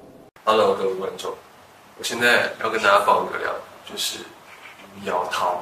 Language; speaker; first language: Chinese; native; Chinese